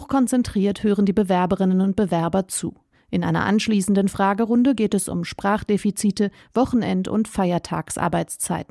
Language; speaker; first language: German; native; German